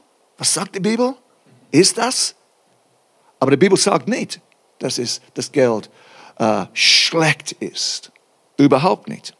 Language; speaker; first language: German; non-native, fluent; English